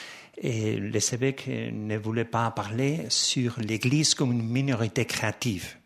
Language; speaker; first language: French; non-native, fluent; Spanish